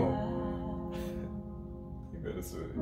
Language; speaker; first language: English; native; English